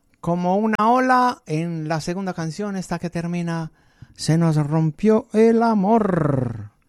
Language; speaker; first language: Spanish; native; Spanish